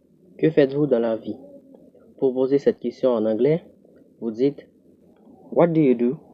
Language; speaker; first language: French; non-native, local second language; Haitian Creole